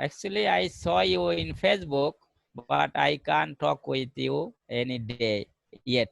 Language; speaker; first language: English; non-native, learner; Bangla